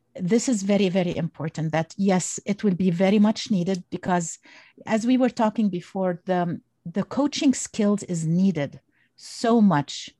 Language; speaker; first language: English; non-native, fluent; Arabic